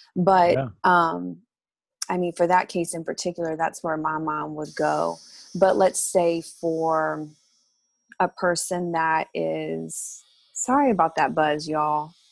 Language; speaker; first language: English; native; English